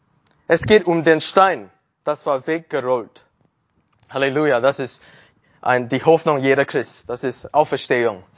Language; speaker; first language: German; non-native, learner; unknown